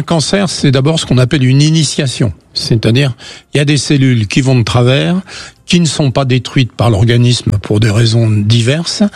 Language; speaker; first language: French; native; French